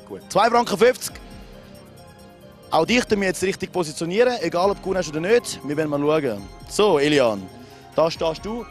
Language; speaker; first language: German; native; German